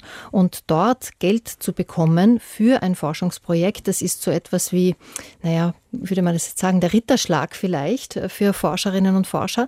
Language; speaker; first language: German; native; German